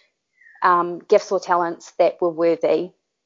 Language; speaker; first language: English; native; English